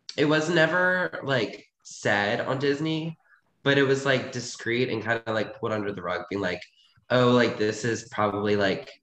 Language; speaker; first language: English; native; English